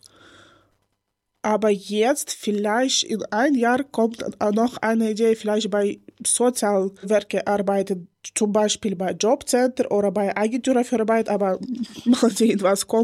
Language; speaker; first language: German; non-native, learner; Ukrainian